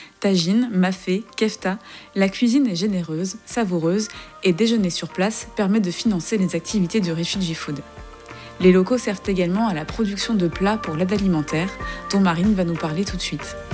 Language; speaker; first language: French; native; French